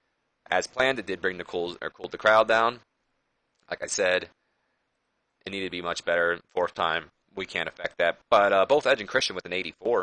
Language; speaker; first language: English; native; English